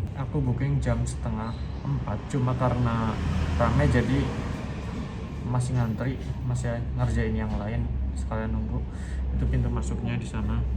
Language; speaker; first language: Indonesian; native; Indonesian